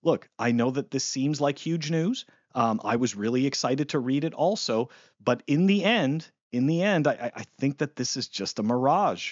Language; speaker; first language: English; native; English